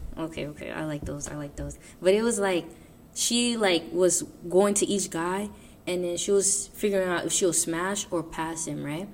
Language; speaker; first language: English; native; English